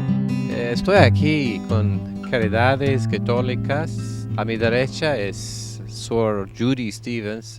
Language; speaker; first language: Spanish; non-native, fluent; English